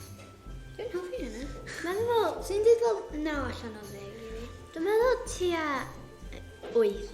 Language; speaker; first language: Welsh; non-native, local second language; English